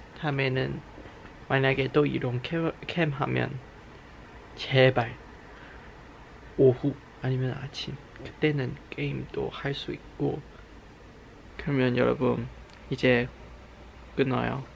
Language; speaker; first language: Korean; non-native, learner; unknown